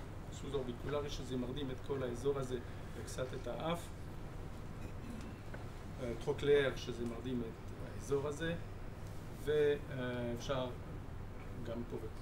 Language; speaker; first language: Hebrew; non-native, fluent; French